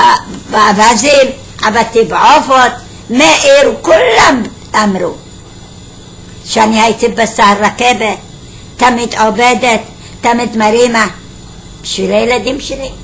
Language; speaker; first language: Hebrew; non-native, fluent; Arabic